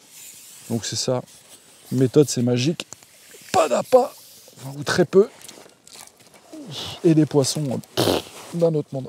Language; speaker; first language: French; native; French